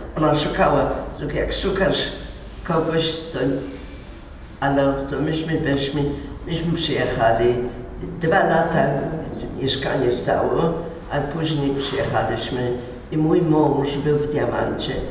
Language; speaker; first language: Polish; native; Polish